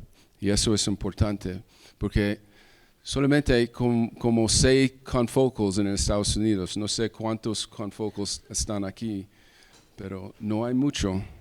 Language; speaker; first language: Spanish; early bilingual, heritage; English